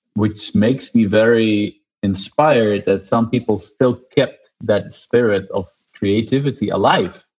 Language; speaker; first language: English; non-native, fluent; Dutch